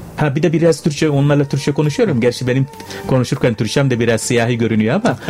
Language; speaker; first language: Turkish; non-native, fluent; Arabic